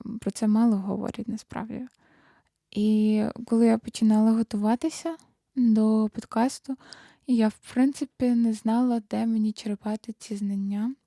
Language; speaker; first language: Ukrainian; native; Ukrainian